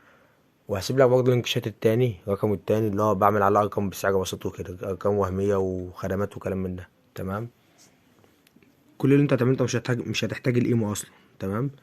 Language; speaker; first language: Arabic; native; Arabic